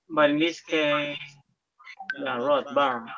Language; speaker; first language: English; non-native, learner; Spanish